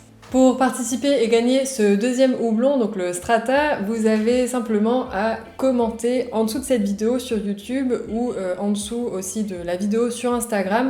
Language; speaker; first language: French; native; French